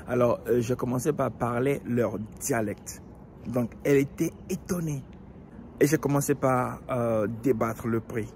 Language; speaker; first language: French; non-native, local second language; Ewe